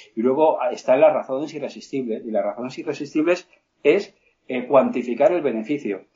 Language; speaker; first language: Spanish; native; Spanish